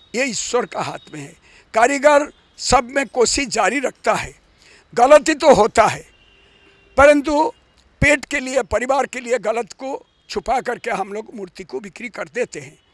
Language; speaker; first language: Hindi; non-native, local second language; Odia